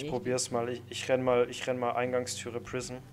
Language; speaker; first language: German; native; German